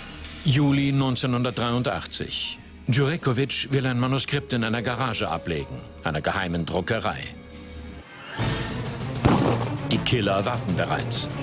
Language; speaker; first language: German; native; German